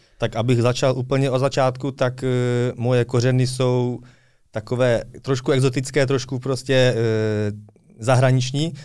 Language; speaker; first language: Czech; early bilingual, other home language; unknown